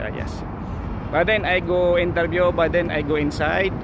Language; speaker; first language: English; non-native, learner; Filipino